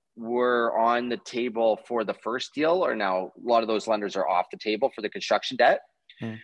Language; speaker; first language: English; native; English